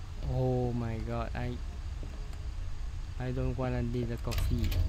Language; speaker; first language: English; non-native, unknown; Vietnamese